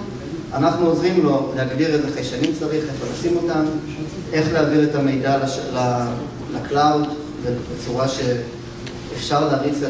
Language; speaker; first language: Hebrew; native; Hebrew